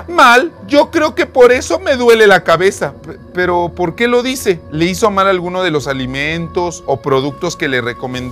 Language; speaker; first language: Spanish; native; Spanish